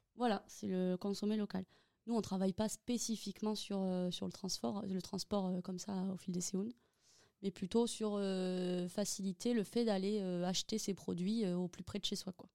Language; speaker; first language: French; native; French